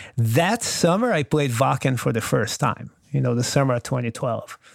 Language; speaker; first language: English; non-native, fluent; Portuguese